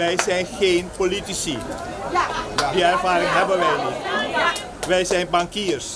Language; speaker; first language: Dutch; native; Dutch